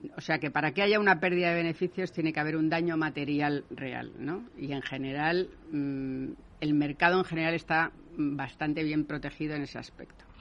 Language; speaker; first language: Spanish; native; Spanish